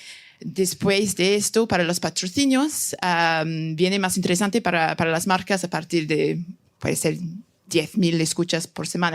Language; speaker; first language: Spanish; non-native, fluent; English